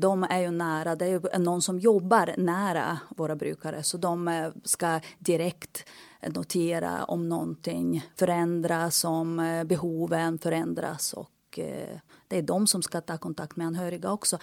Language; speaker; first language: Swedish; non-native, fluent; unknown